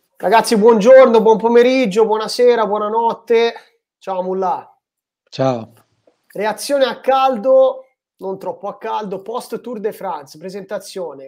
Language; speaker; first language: Italian; native; Italian